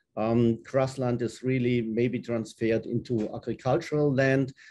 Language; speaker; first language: English; non-native, fluent; German